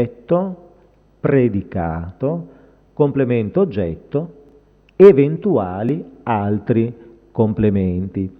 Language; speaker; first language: Italian; native; Italian